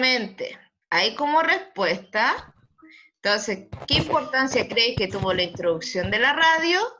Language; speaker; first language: Spanish; native; Spanish